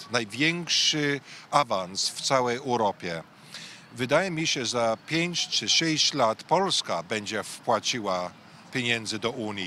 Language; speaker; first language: Polish; early bilingual, heritage; English